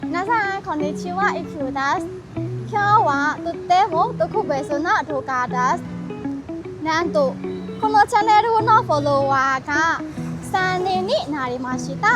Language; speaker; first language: Japanese; non-native, learner; Burmese